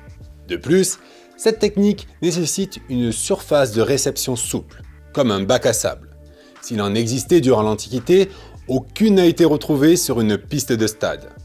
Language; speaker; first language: French; native; French